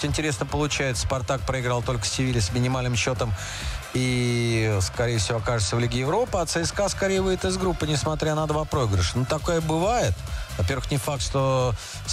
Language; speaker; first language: Russian; native; Russian